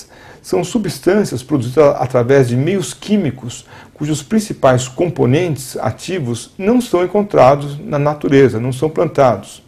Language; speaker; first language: Portuguese; native; Portuguese